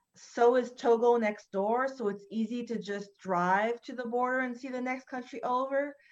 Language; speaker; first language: English; native; English